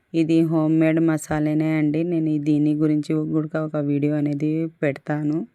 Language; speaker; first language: Telugu; non-native, local second language; Urdu